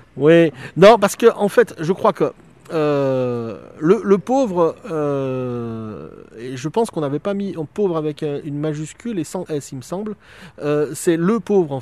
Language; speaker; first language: French; native; French